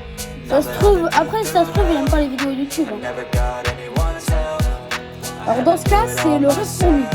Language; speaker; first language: French; native; French